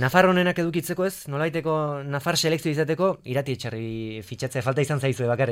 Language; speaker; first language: Basque; native; Basque